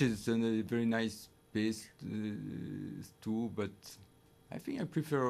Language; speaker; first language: English; non-native, fluent; French